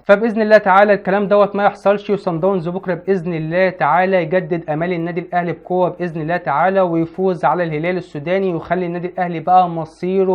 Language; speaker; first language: Arabic; native; Arabic